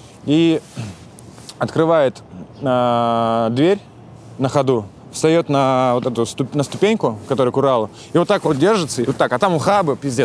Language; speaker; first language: Russian; native; Russian